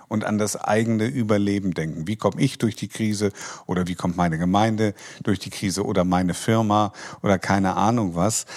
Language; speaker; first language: German; native; German